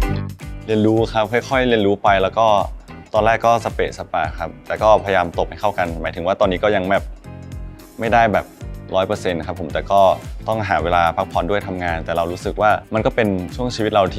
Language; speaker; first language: Thai; native; Thai